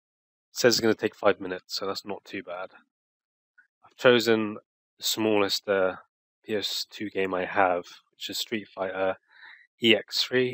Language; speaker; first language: English; native; English